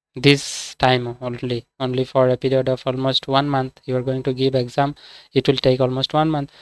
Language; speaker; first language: English; non-native, local second language; Bangla